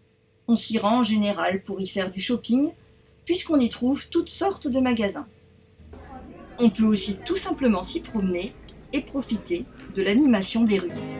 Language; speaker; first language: French; native; French